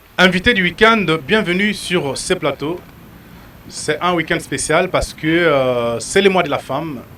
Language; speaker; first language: French; non-native, local second language; Lingala